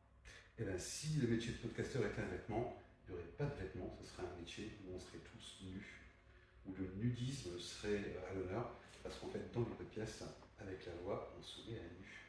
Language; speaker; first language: French; native; French